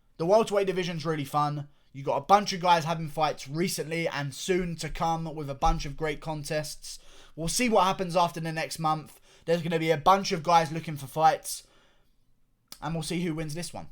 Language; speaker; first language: English; native; English